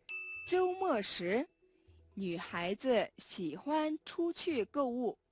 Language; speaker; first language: Chinese; non-native, fluent; Mongolian